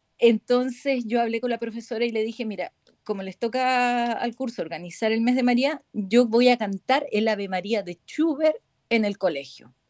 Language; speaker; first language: Spanish; native; Spanish